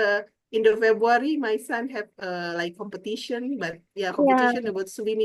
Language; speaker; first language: English; non-native, learner; Indonesian